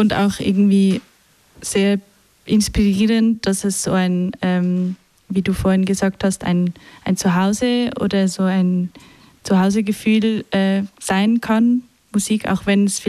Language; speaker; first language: German; native; German